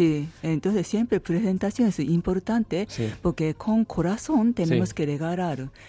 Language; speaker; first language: Spanish; non-native, learner; Japanese